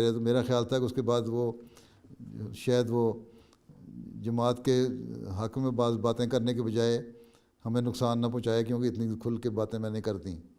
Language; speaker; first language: Urdu; native; Urdu